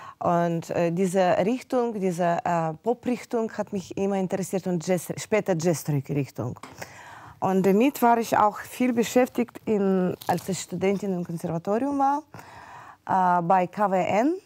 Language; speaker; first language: German; non-native, fluent; Russian